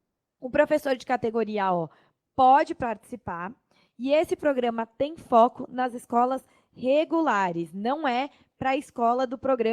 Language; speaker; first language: Portuguese; native; Portuguese